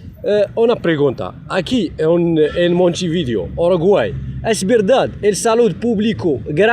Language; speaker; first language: Spanish; non-native, learner; Arabic